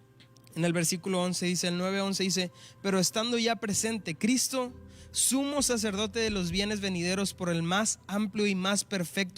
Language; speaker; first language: Spanish; native; Spanish